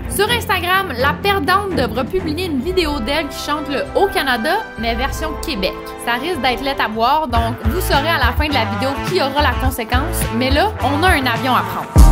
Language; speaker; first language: French; native; French